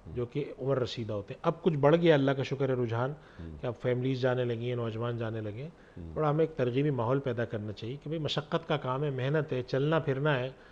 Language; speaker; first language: Urdu; native; Urdu